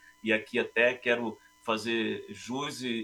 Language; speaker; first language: Portuguese; native; Portuguese